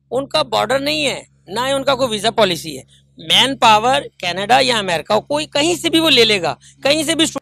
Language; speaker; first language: Hindi; native; Hindi